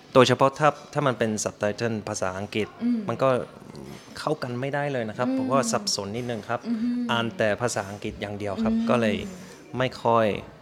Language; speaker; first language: Thai; non-native, fluent; German